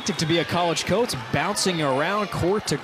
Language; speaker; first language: English; native; English